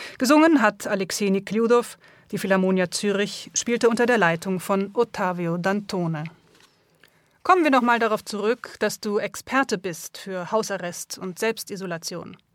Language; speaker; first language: German; native; German